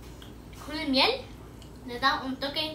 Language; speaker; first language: Spanish; early bilingual, heritage; Spanish